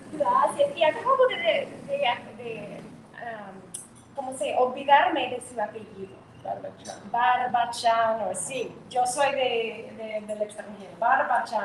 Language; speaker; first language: Spanish; non-native, fluent; English